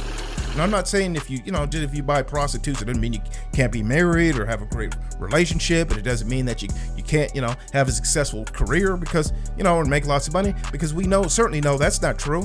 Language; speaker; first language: English; native; English